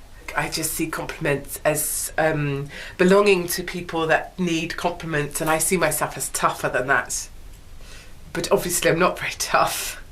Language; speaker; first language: English; native; English